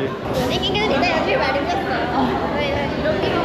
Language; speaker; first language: Korean; non-native, learner; Chinese